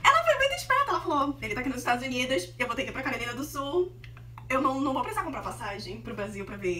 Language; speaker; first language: Portuguese; native; Portuguese